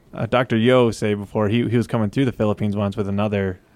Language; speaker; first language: English; native; English